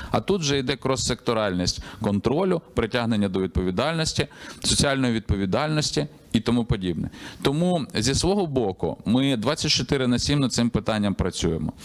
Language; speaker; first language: Ukrainian; native; Ukrainian